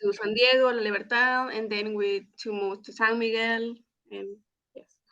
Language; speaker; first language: English; non-native, learner; Spanish